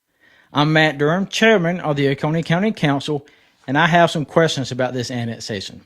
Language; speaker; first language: English; native; English